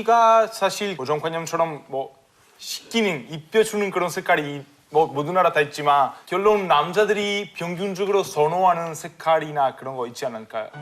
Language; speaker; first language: Korean; non-native, fluent; Italian